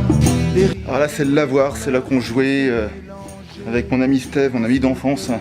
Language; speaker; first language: French; native; French